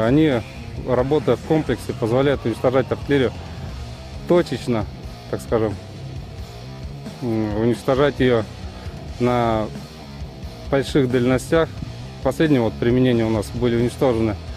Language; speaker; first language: Russian; native; Russian